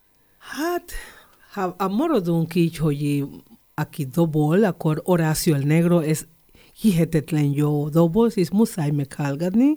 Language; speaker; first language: Hungarian; non-native, learner; Spanish